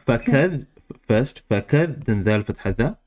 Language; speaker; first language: Arabic; non-native, fluent; English